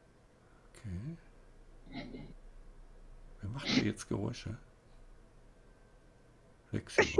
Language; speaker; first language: German; native; German